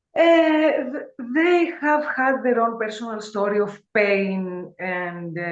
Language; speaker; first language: English; non-native, fluent; Greek